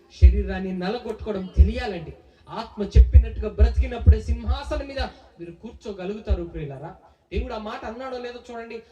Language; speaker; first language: Telugu; native; Telugu